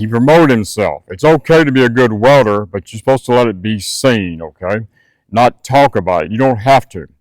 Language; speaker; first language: English; native; English